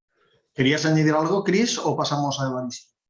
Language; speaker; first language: Spanish; native; Spanish